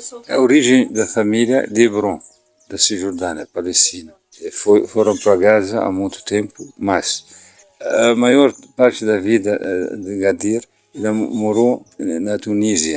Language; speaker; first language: Portuguese; non-native, fluent; Arabic